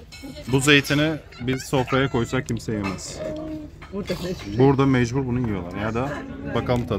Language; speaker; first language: Turkish; native; Turkish